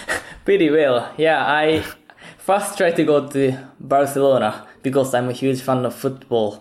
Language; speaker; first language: English; non-native, fluent; Japanese